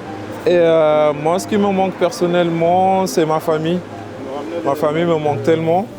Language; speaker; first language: French; non-native, fluent; Arabic